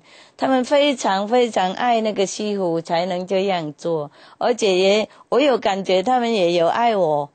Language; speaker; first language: Chinese; non-native, fluent; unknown